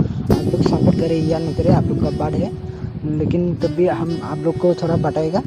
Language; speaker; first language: Hindi; non-native, local second language; Bodo